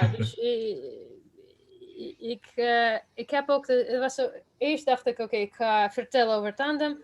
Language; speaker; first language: Dutch; non-native, fluent; Russian